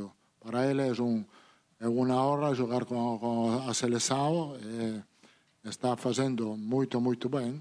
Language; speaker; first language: Portuguese; non-native, learner; Italian